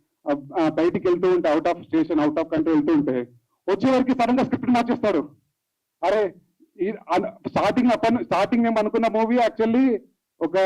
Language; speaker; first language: Telugu; native; Telugu